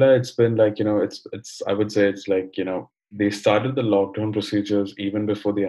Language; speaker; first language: English; non-native, local second language; Malayalam